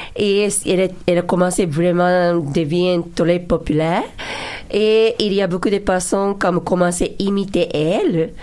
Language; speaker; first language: French; non-native, learner; Japanese